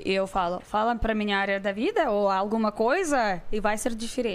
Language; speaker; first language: Portuguese; non-native, learner; Russian